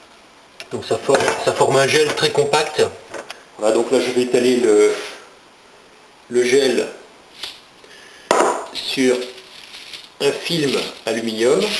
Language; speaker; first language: French; native; French